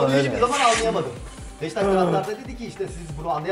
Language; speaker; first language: Turkish; native; Turkish